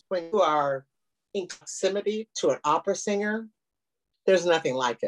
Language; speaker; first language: English; native; English